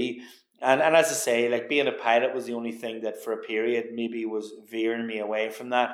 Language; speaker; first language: English; native; English